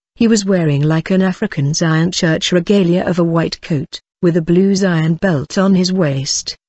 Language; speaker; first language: English; non-native, local second language; Zulu